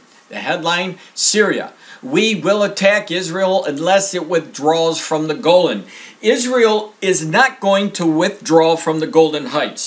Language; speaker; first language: English; native; English